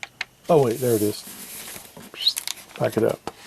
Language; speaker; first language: English; native; English